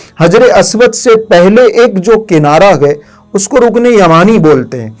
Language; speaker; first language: Urdu; native; Urdu